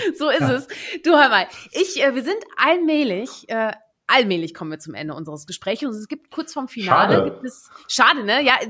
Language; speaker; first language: German; native; German